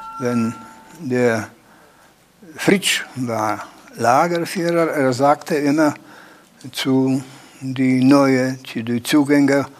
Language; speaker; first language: German; non-native, learner; Polish